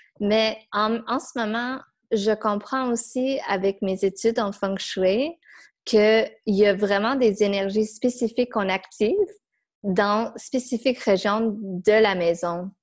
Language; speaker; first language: French; non-native, fluent; English